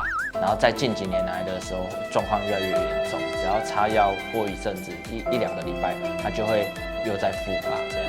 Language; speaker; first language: Chinese; native; Chinese